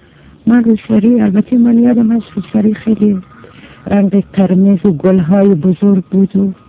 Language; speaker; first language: Persian; non-native, learner; Arabic